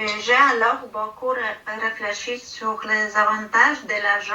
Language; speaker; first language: French; non-native, learner; Filipino